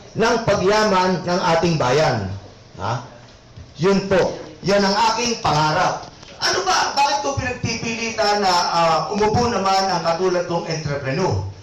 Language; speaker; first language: Filipino; native; Filipino